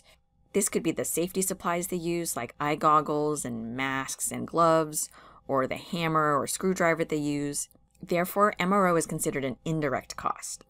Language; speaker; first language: English; native; English